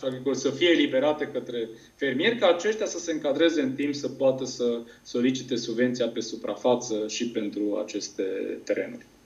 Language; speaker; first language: Romanian; native; Romanian